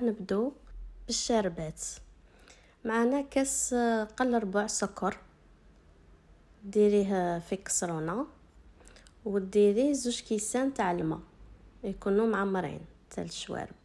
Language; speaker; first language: Arabic; native; Arabic